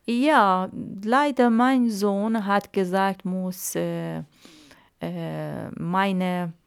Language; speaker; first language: German; non-native, learner; Arabic